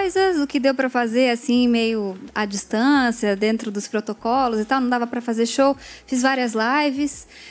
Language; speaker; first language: Portuguese; native; Portuguese